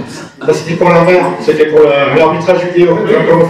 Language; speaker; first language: French; native; French